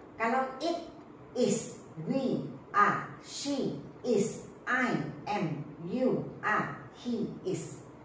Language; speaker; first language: English; non-native, local second language; Malay